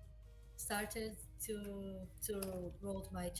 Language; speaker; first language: English; non-native, learner; Portuguese